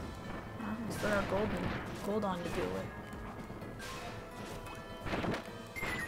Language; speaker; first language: English; native; English